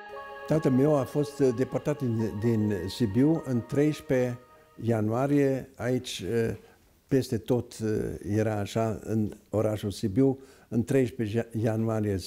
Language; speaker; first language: Romanian; non-native, local second language; German